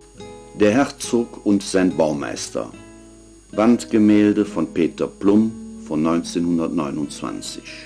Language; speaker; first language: German; native; German